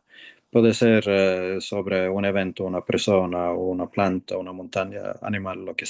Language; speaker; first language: Spanish; non-native, fluent; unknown